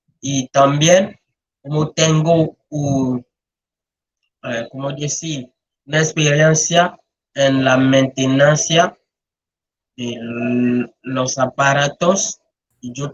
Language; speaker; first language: Spanish; non-native, learner; French